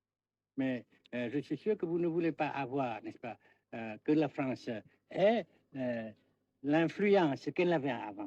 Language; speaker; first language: French; non-native, local second language; Vietnamese